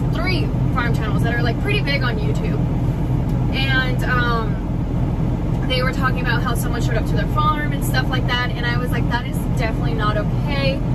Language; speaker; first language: English; native; English